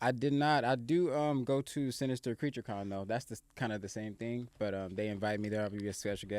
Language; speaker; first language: English; native; English